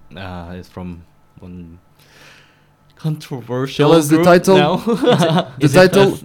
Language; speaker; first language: English; non-native, fluent; Korean